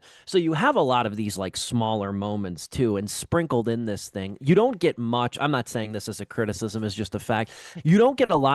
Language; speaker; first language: English; native; English